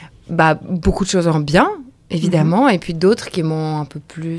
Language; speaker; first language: French; early bilingual, other home language; Lithuanian